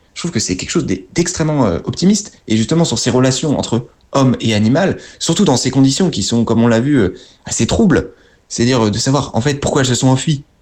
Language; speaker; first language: French; native; French